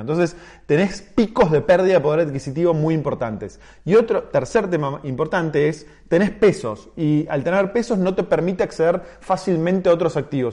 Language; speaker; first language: Spanish; native; Spanish